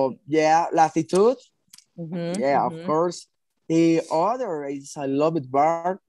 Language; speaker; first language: English; non-native, learner; Spanish